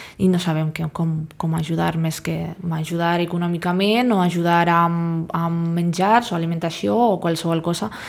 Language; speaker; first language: Catalan; non-native, fluent; Russian